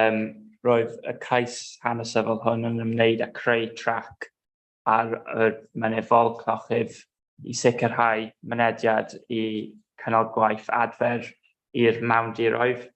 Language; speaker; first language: Welsh; non-native, local second language; English